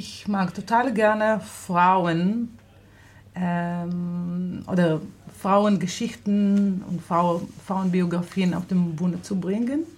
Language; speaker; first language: German; non-native, fluent; Hebrew